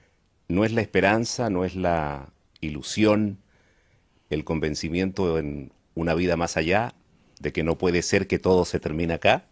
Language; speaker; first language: Spanish; native; Spanish